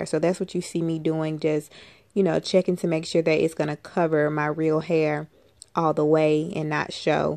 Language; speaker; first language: English; native; English